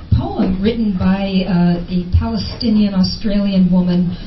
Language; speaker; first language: English; native; English